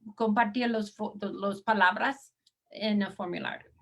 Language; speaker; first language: Spanish; non-native, learner; English